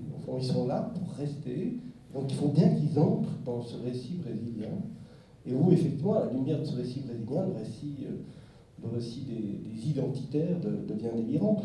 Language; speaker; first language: French; native; French